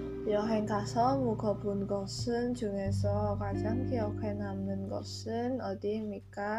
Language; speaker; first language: Korean; non-native, learner; Indonesian